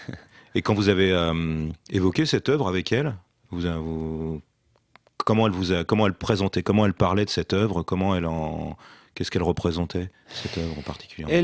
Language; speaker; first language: French; native; French